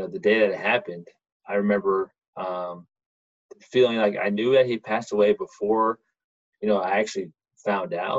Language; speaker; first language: English; native; English